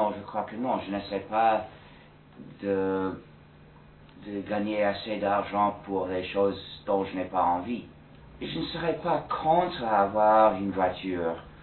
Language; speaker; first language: French; non-native, fluent; English